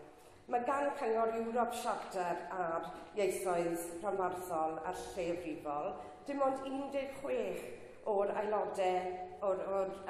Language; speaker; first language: Welsh; non-native, local second language; English